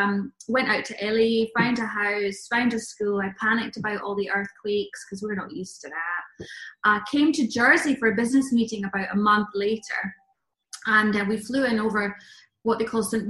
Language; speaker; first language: English; native; English